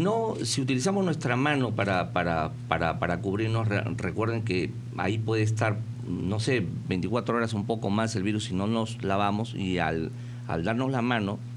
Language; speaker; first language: Spanish; native; Spanish